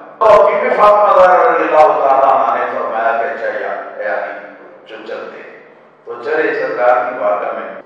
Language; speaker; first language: Urdu; non-native, local second language; Punjabi